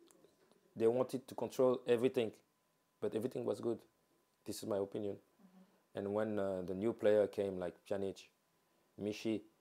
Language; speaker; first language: English; non-native, fluent; French